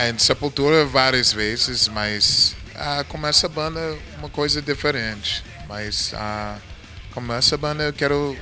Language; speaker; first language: Portuguese; non-native, learner; English